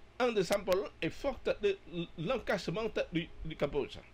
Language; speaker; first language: French; non-native, learner; Khmer